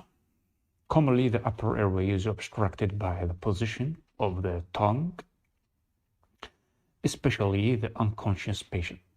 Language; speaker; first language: English; non-native, fluent; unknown